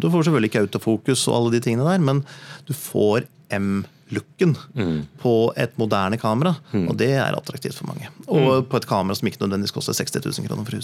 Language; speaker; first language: Norwegian; native; Norwegian